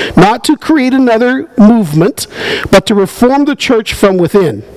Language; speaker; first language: English; native; English